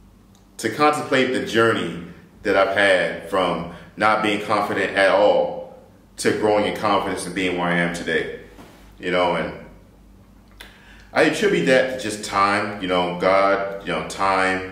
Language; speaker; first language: English; native; English